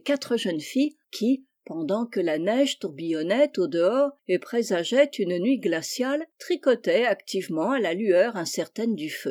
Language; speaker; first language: French; native; French